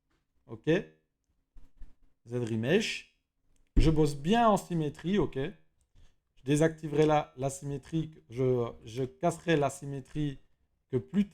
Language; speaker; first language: French; native; French